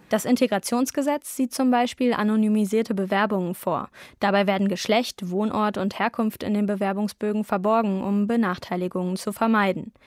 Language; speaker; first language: German; native; German